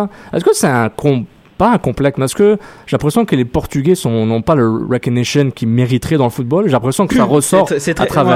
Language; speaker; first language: French; native; French